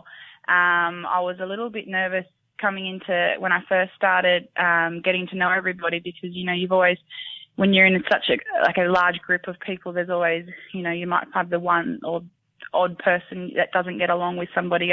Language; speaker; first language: English; native; English